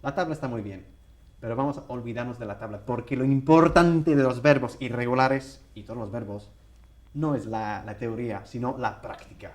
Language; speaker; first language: Spanish; non-native, fluent; English